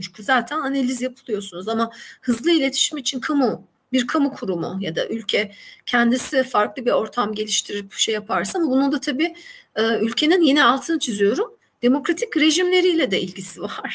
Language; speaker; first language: Turkish; native; Turkish